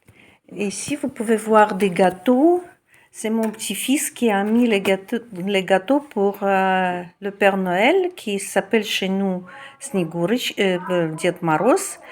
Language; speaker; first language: French; non-native, fluent; Russian